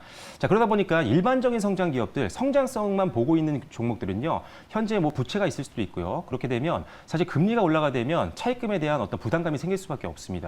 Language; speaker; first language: Korean; native; Korean